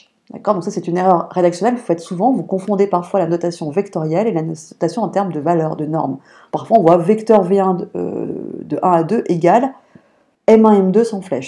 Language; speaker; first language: French; native; French